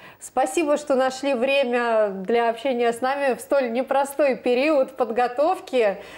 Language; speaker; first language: Russian; native; Russian